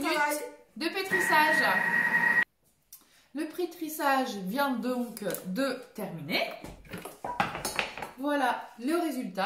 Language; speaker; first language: French; native; French